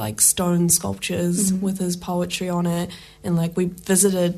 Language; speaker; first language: English; native; English